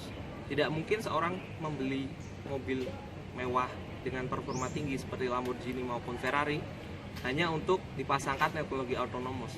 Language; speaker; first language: Indonesian; native; Indonesian